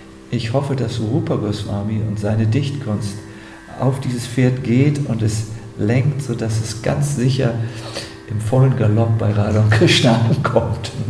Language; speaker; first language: German; native; German